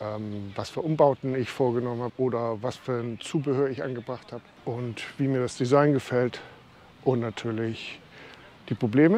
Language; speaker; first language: German; native; German